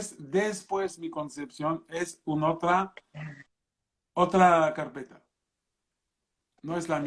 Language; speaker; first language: Spanish; non-native, fluent; French